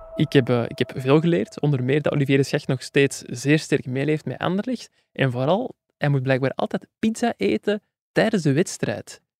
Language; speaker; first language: Dutch; native; Dutch